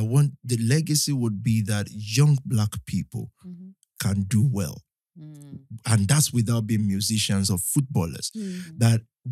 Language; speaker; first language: English; non-native, local second language; Yoruba